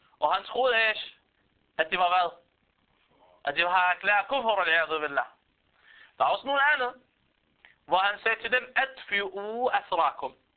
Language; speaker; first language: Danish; non-native, fluent; Arabic